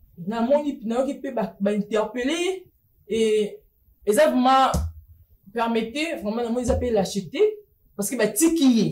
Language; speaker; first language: French; non-native, local second language; Lingala